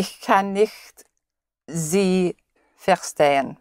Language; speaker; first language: German; non-native, learner; English